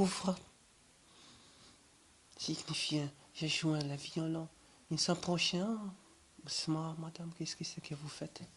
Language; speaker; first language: French; non-native, learner; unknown